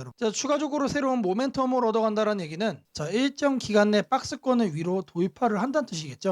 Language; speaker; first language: Korean; native; Korean